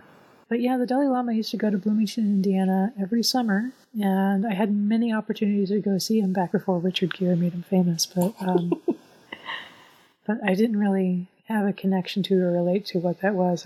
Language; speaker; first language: English; native; English